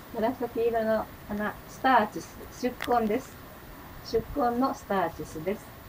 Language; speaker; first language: Japanese; native; Japanese